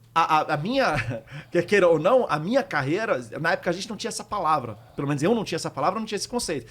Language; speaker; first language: Portuguese; early bilingual, heritage; Portuguese